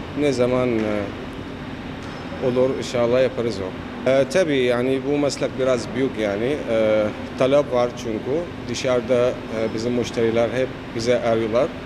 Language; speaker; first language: Turkish; non-native, learner; Arabic